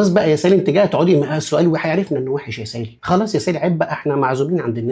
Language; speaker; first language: Arabic; native; Arabic